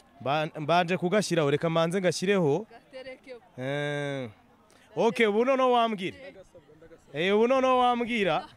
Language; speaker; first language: Kinyarwanda; native; Kinyarwanda